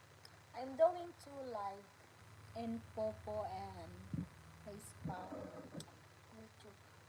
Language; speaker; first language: English; non-native, learner; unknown